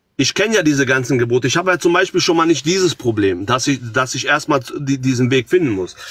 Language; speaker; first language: German; early bilingual, other home language; Croatian